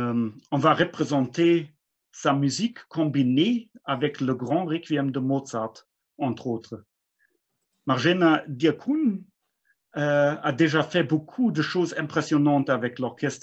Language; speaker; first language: French; non-native, fluent; German